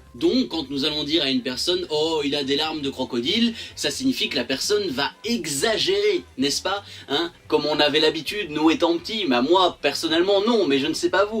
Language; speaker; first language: French; native; French